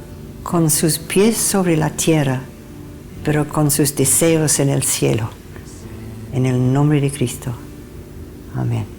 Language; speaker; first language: Spanish; non-native, fluent; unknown